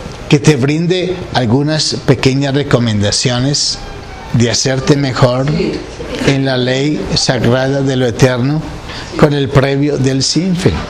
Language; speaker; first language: Spanish; native; Spanish